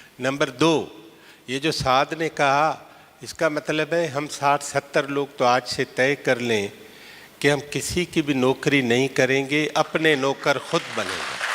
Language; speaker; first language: Urdu; non-native, local second language; Sindhi